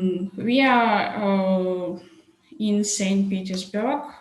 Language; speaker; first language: English; non-native, fluent; Russian